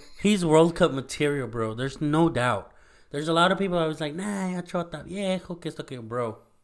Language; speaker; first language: English; early bilingual, other home language; Spanish